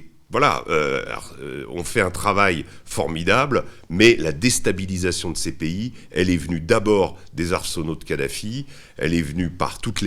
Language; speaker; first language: French; native; French